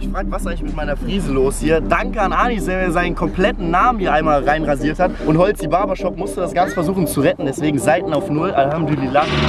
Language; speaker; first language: German; native; German